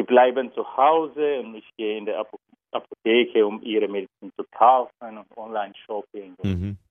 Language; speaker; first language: German; non-native, learner; Turkish